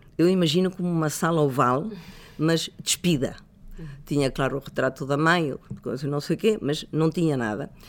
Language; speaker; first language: Portuguese; non-native, fluent; Spanish